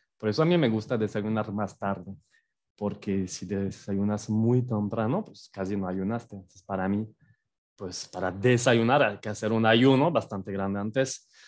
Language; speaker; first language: Spanish; non-native, fluent; French